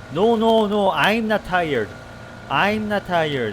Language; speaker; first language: English; non-native, learner; Korean